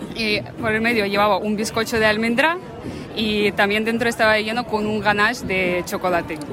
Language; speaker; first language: Spanish; non-native, fluent; Ukrainian